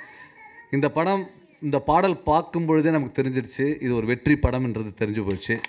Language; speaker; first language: Tamil; native; Tamil